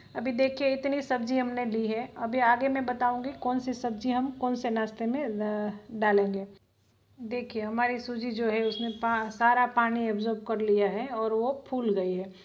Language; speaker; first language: Hindi; non-native, local second language; Gujarati